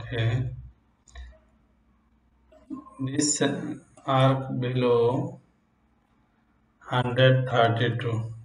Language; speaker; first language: English; non-native, local second language; Bangla